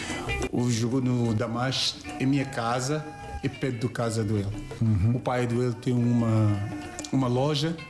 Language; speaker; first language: Portuguese; non-native, learner; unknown